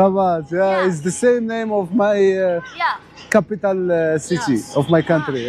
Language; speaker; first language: English; non-native, learner; Arabic